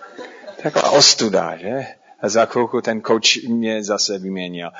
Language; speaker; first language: Czech; non-native, fluent; English